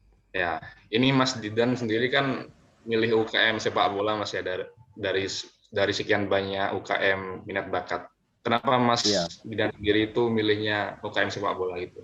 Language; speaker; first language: Indonesian; non-native, local second language; Madurese